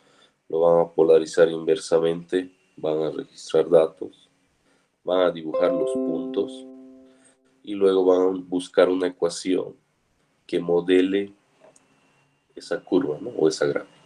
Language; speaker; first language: Spanish; native; Spanish